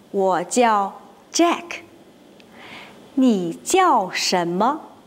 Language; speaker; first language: Chinese; non-native, learner; English